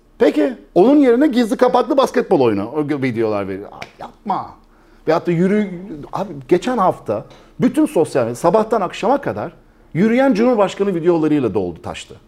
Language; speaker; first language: Turkish; early bilingual, heritage; Turkish